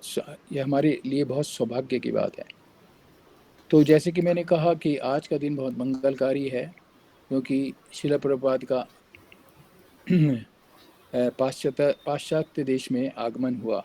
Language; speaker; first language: Hindi; native; Hindi